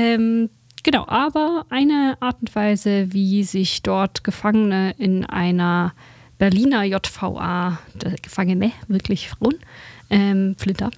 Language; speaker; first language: German; native; German